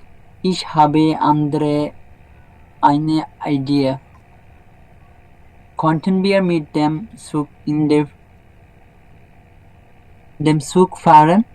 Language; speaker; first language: German; non-native, learner; Bangla